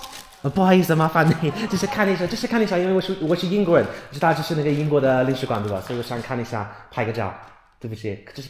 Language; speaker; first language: Chinese; non-native, fluent; English